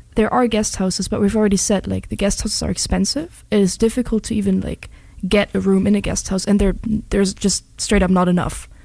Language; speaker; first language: English; non-native, fluent; German